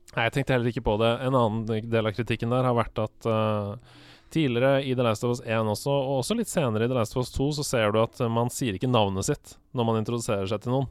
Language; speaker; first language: Norwegian; native; Norwegian